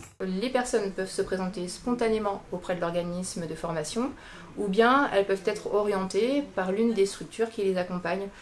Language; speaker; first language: French; native; French